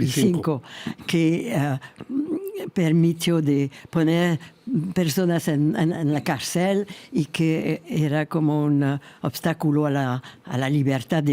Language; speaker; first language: Spanish; non-native, fluent; French